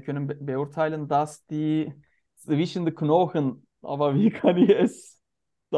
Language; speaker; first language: German; non-native, learner; Turkish